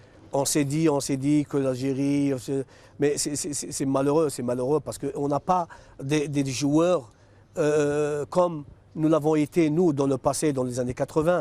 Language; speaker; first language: French; non-native, local second language; Arabic